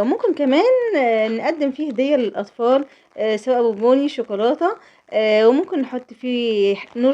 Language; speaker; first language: Arabic; native; Arabic